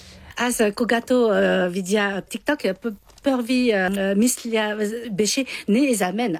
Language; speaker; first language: Bulgarian; non-native, learner; French